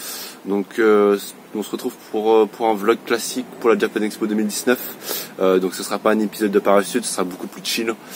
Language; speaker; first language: French; native; French